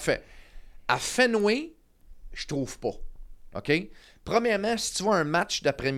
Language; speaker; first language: French; native; French